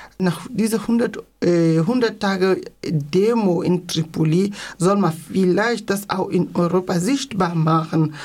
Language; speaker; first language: German; non-native, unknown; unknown